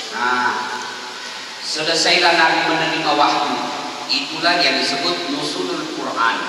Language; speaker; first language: Indonesian; non-native, local second language; Buginese